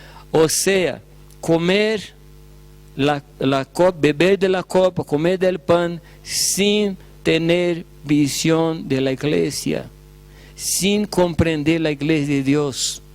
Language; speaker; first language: Spanish; non-native, fluent; Portuguese